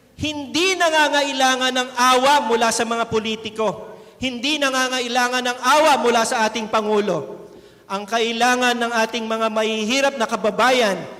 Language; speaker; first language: Filipino; native; Filipino